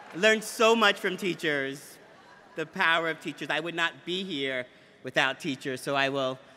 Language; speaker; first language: English; native; English